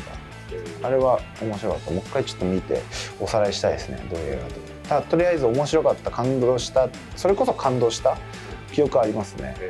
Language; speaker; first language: Japanese; native; Japanese